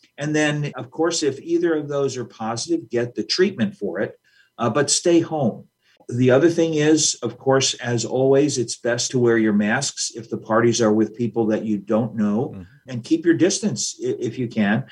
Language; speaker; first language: English; native; English